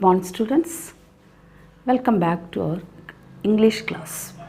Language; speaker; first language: English; non-native, local second language; Malayalam